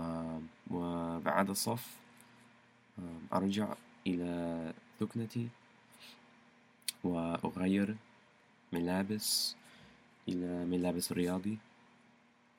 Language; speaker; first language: Arabic; non-native, learner; English